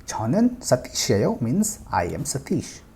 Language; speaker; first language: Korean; non-native, fluent; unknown